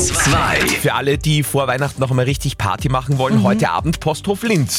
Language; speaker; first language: German; native; German